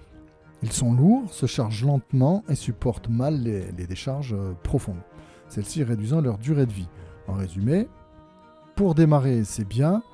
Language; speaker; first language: French; native; French